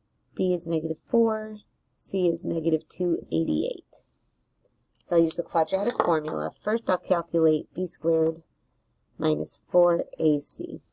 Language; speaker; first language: English; native; English